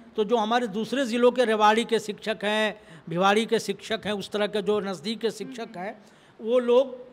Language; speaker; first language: Hindi; native; Hindi